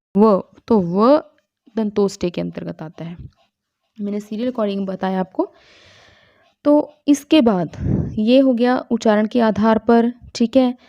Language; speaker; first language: Hindi; non-native, local second language; Punjabi